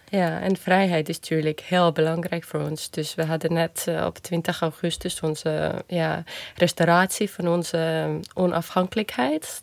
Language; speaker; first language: Dutch; non-native, fluent; Estonian